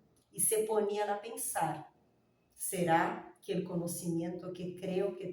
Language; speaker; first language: Spanish; non-native, fluent; Portuguese